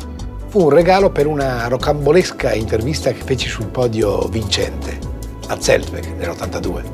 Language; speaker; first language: Italian; native; Italian